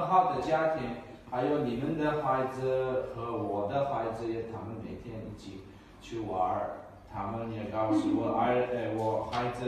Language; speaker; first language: Chinese; non-native, learner; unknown